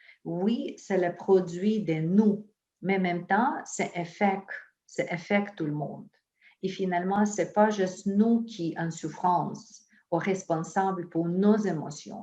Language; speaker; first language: French; non-native, fluent; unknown